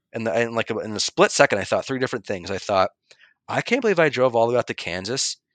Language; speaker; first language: English; native; English